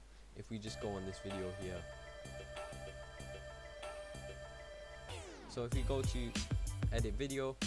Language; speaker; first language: English; native; English